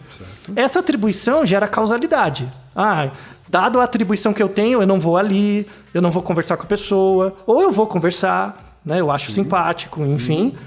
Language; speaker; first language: Portuguese; native; Portuguese